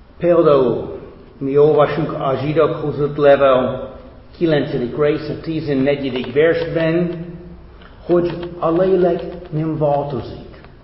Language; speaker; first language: Hungarian; non-native, fluent; English